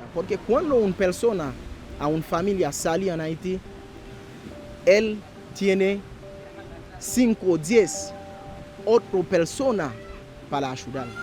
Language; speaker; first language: Spanish; non-native, learner; Haitian Creole